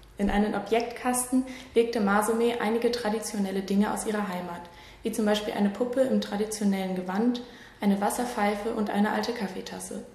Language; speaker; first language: German; native; German